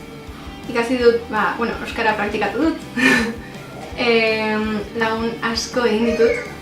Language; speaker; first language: Basque; non-native, local second language; Spanish